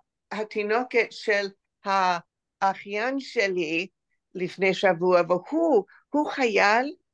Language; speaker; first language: Hebrew; non-native, learner; English